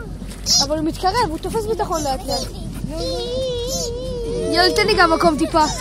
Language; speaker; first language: Hebrew; native; Hebrew